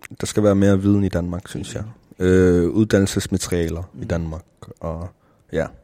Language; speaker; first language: Danish; non-native, local second language; Kalaallisut